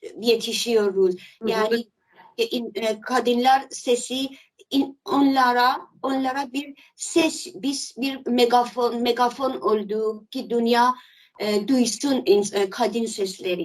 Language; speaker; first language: Turkish; non-native, learner; Persian